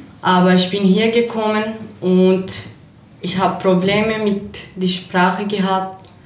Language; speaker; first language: German; non-native, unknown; Kurdish